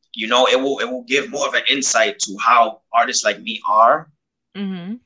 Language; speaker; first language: English; native; English